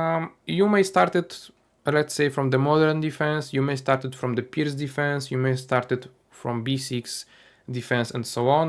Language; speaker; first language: English; non-native, fluent; Polish